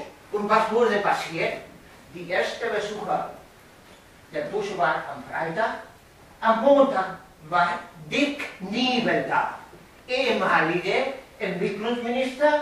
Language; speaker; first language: German; non-native, learner; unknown